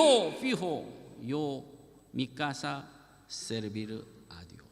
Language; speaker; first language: Spanish; non-native, learner; Korean